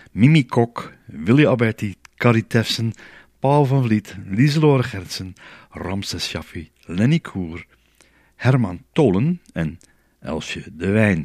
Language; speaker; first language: Dutch; native; Dutch